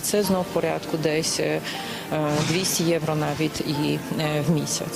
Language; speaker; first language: Ukrainian; non-native, fluent; Polish